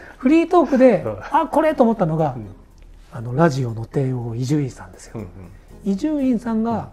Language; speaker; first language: Japanese; native; Japanese